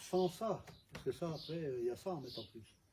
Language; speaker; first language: French; native; French